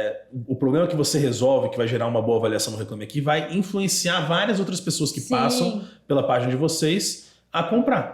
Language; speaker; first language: Portuguese; native; Portuguese